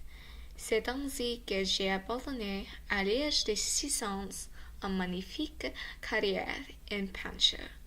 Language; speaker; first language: French; non-native, learner; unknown